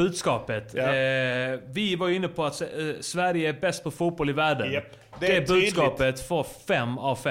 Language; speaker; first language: Swedish; native; Swedish